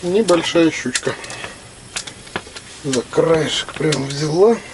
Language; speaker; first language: Russian; native; Russian